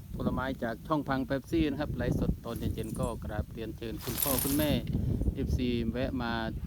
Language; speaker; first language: Thai; non-native, local second language; Northern Khmer